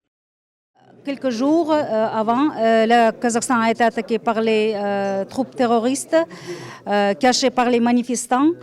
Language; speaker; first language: French; non-native, fluent; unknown